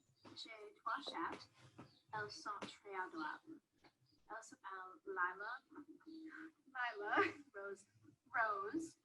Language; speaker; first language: French; non-native, learner; English